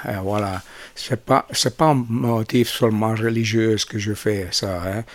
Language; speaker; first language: French; non-native, learner; Italian